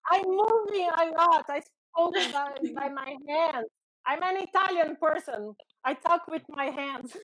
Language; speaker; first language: English; non-native, learner; Portuguese